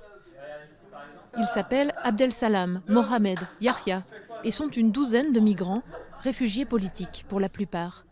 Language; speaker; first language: French; native; French